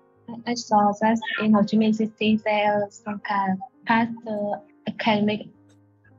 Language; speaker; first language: English; non-native, learner; Vietnamese